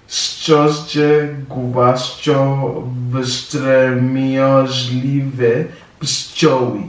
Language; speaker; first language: Polish; non-native, learner; English